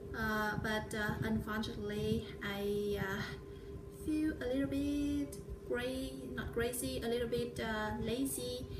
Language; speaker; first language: English; non-native, learner; Vietnamese